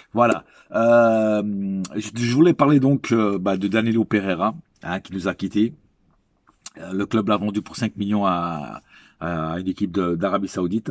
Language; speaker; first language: French; native; French